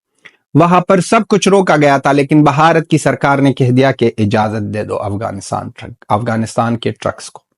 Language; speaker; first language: Hindi; non-native, fluent; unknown